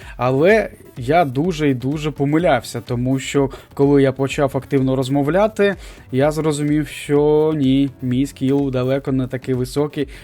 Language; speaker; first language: Ukrainian; non-native, local second language; Russian